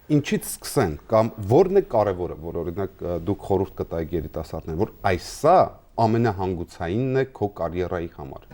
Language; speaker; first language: Armenian; native; Armenian